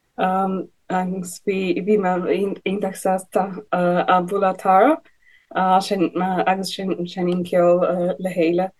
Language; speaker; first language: Irish; non-native, learner; Polish